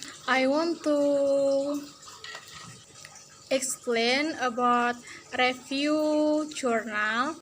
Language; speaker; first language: English; non-native, learner; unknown